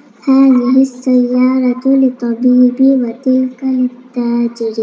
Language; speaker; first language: Arabic; non-native, learner; Malayalam